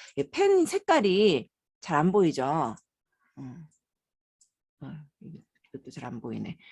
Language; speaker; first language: Korean; native; Korean